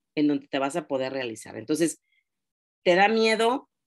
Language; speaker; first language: Spanish; native; Spanish